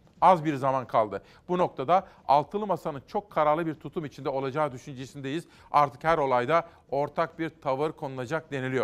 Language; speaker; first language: Turkish; native; Turkish